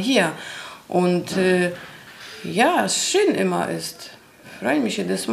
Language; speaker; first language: German; non-native, learner; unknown